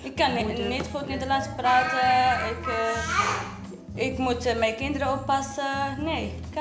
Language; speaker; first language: Dutch; non-native, learner; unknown